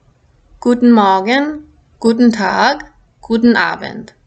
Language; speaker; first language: German; non-native, fluent; English